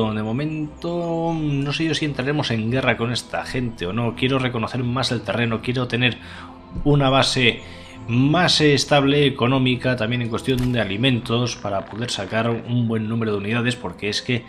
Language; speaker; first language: Spanish; native; Spanish